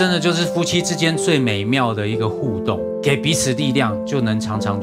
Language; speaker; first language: Chinese; native; Chinese